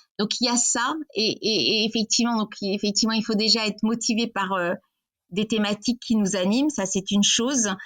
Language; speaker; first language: French; native; French